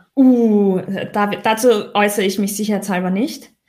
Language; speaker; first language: German; native; German